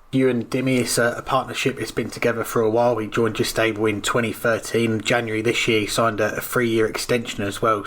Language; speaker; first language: English; native; English